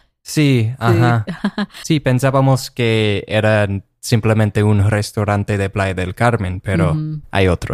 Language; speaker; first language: Spanish; non-native, fluent; English